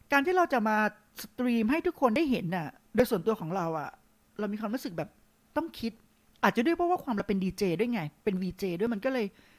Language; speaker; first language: Thai; native; Thai